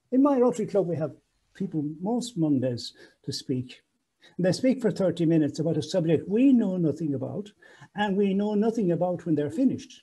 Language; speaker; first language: English; native; English